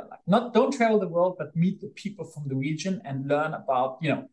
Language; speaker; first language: English; non-native, fluent; German